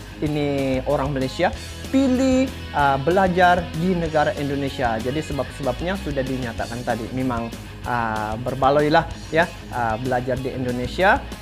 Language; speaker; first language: Malay; native; Malay